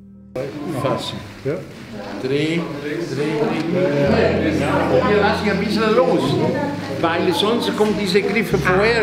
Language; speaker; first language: German; non-native, fluent; Italian